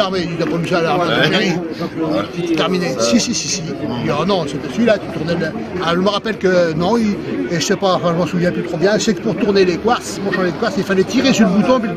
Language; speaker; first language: French; native; French